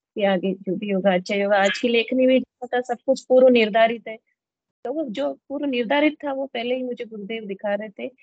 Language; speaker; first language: Hindi; native; Hindi